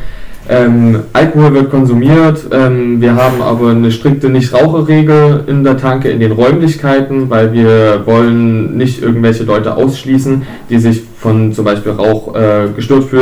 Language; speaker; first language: German; native; German